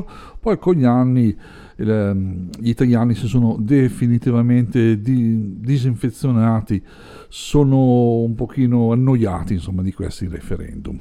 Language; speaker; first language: Italian; native; Italian